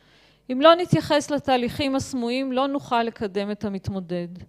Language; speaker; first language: Hebrew; native; Hebrew